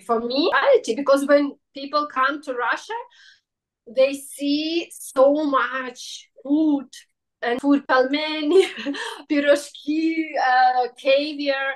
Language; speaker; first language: English; non-native, fluent; Russian